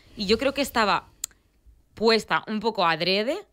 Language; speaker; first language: Spanish; native; Spanish